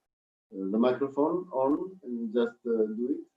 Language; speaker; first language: English; non-native, fluent; Greek